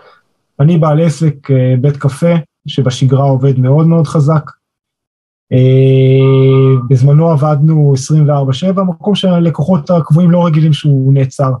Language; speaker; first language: Hebrew; native; Hebrew